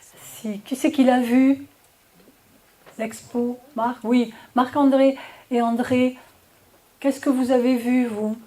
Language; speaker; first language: French; native; French